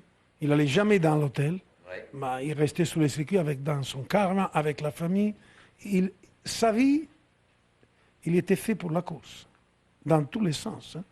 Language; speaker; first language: French; non-native, fluent; Italian